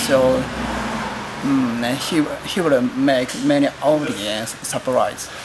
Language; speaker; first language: English; non-native, learner; Japanese